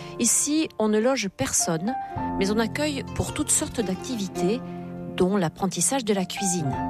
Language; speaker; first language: French; native; French